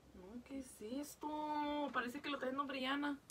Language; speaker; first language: Spanish; early bilingual, heritage; Spanish